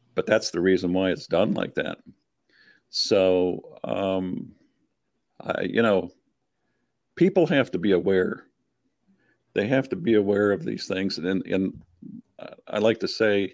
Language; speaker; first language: English; native; English